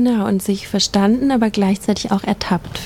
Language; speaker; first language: German; native; German